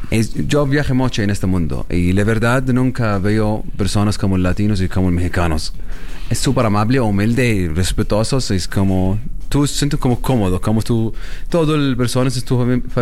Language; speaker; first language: Spanish; non-native, learner; Arabic